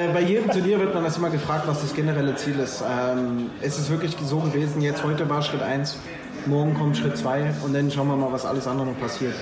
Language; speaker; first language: German; native; German